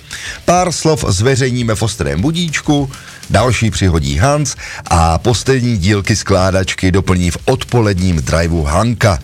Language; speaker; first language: Czech; native; Czech